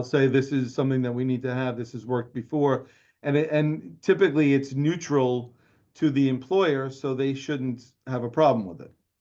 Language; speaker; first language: English; native; English